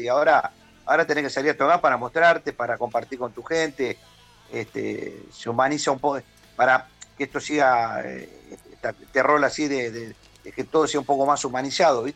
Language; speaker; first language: Spanish; native; Spanish